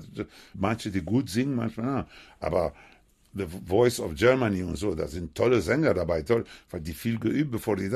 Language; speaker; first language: German; non-native, fluent; Spanish